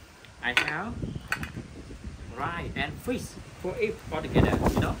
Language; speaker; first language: English; non-native, learner; Khmer